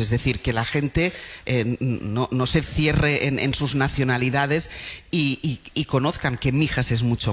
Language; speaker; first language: Spanish; native; Spanish